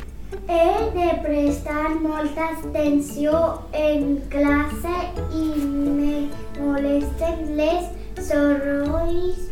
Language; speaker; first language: Catalan; non-native, local second language; Spanish